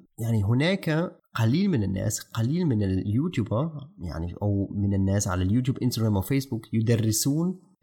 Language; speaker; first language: Arabic; non-native, fluent; German